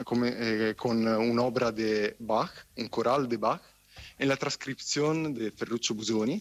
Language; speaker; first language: Spanish; non-native, fluent; Italian